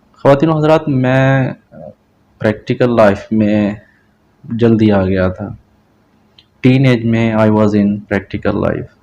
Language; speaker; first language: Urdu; non-native, local second language; Punjabi